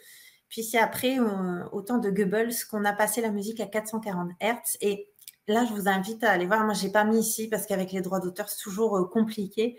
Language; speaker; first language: French; native; French